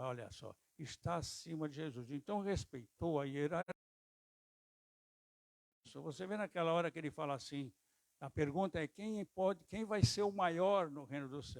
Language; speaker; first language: Portuguese; native; Portuguese